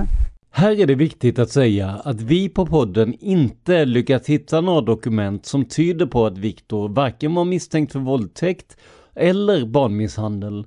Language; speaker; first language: Swedish; native; Swedish